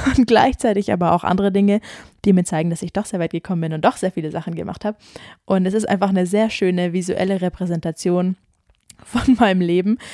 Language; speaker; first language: German; native; German